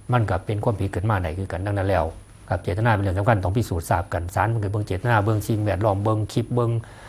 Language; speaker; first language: Thai; native; Thai